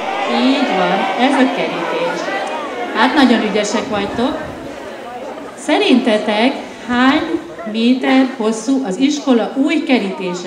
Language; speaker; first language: Hungarian; native; Hungarian